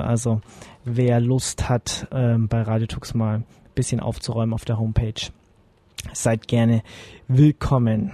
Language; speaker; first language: German; native; German